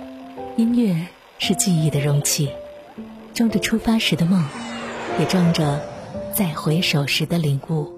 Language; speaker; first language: Chinese; native; Chinese